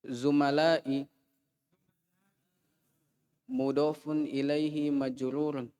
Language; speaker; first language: Arabic; non-native, learner; Indonesian